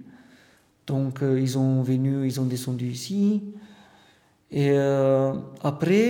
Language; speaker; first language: French; non-native, fluent; Romanian